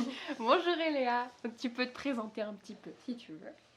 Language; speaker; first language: French; native; French